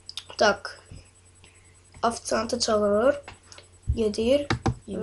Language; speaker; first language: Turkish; non-native, learner; Azerbaijani